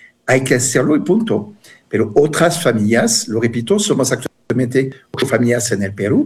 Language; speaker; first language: Spanish; non-native, fluent; French